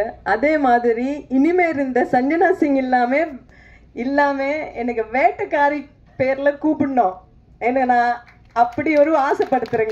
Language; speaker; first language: Tamil; non-native, fluent; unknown